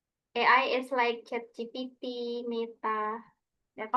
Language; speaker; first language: English; non-native, fluent; Indonesian